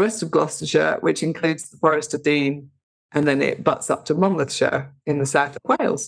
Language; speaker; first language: English; native; English